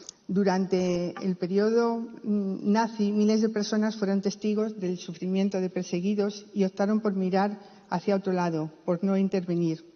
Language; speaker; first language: Spanish; native; Spanish